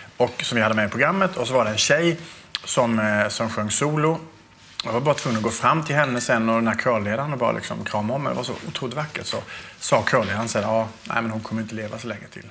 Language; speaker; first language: Swedish; native; Swedish